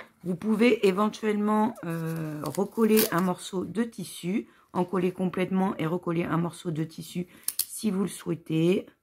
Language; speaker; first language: French; native; French